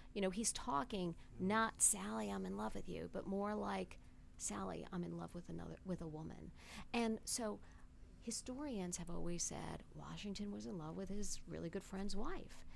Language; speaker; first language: English; native; English